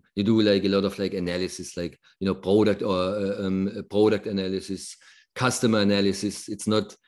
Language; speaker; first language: English; non-native, fluent; German